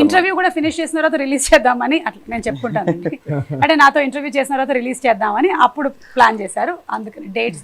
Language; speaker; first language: Telugu; native; Telugu